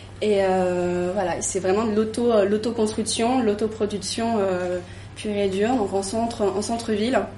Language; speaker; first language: French; native; French